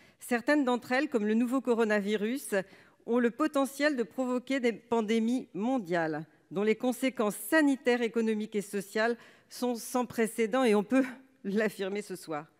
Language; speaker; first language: French; native; French